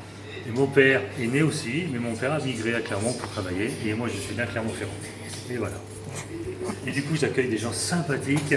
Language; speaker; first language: French; native; French